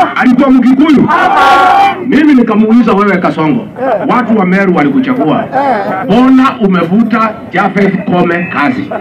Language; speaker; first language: Swahili; non-native, local second language; Kikuyu